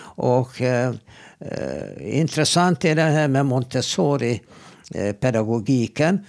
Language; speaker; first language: Swedish; non-native, fluent; Hungarian